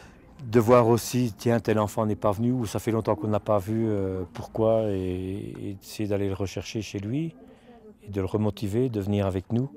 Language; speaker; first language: French; native; French